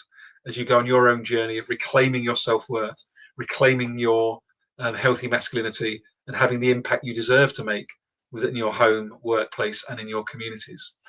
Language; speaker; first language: English; native; English